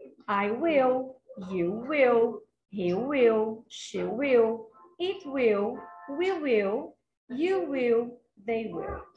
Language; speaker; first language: English; non-native, fluent; Portuguese